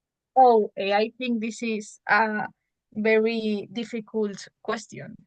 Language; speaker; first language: English; non-native, learner; Spanish